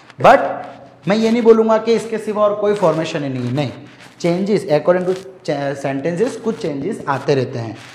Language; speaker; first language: Hindi; native; Hindi